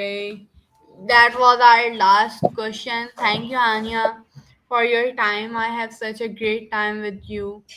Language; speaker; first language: English; non-native, local second language; Urdu